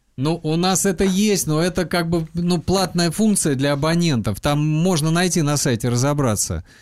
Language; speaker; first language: Russian; native; Russian